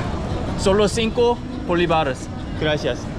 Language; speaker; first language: Spanish; non-native, learner; Korean